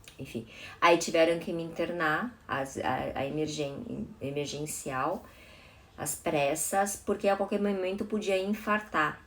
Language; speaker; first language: Portuguese; early bilingual, other home language; Chinese